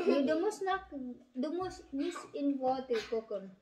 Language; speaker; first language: German; non-native, learner; Filipino